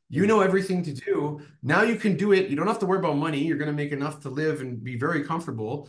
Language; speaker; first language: English; native; English